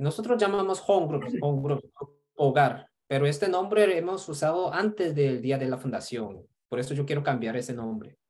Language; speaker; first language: Spanish; non-native, fluent; Korean